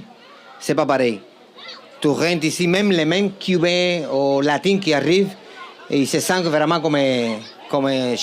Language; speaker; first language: French; non-native, fluent; Spanish